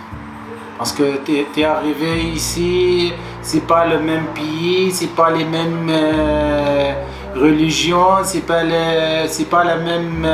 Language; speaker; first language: French; non-native, local second language; Arabic